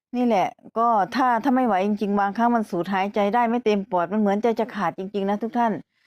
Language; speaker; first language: Thai; native; Thai